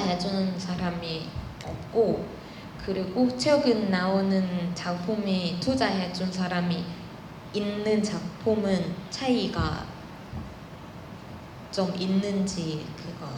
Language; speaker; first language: Korean; non-native, learner; Thai